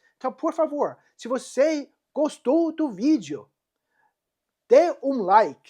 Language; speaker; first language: Portuguese; non-native, fluent; English